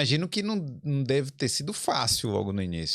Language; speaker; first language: Portuguese; native; Portuguese